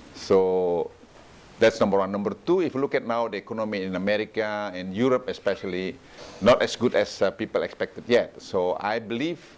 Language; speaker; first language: English; non-native, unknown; Indonesian